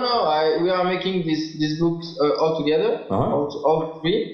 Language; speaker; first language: English; non-native, learner; French